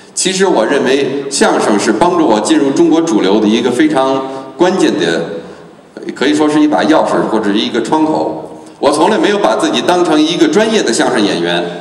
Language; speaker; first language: Chinese; non-native, fluent; English